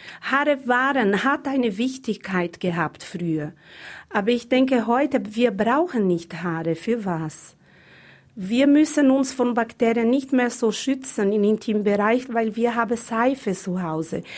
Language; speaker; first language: German; non-native, fluent; Portuguese